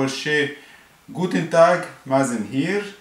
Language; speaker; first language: German; non-native, fluent; Arabic